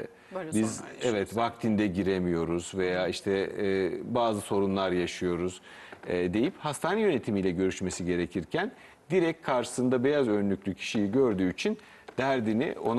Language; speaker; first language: Turkish; native; Turkish